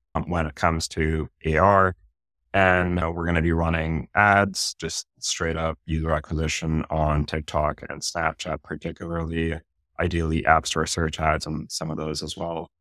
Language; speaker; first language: English; non-native, local second language; Urdu